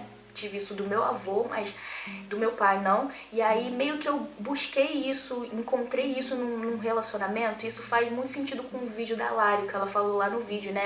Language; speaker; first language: Portuguese; native; Portuguese